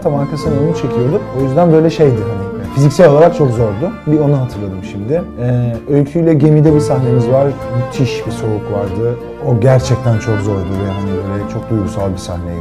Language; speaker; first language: Turkish; native; Turkish